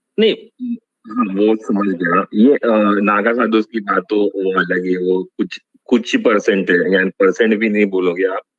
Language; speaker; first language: Hindi; native; Hindi